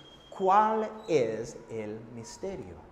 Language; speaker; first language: Spanish; non-native, fluent; English